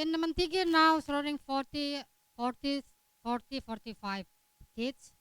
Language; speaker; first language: English; non-native, learner; Indonesian